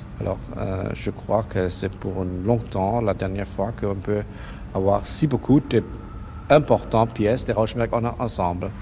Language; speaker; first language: French; non-native, learner; German